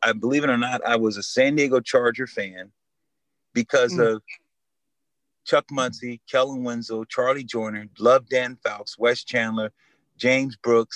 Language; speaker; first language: English; native; English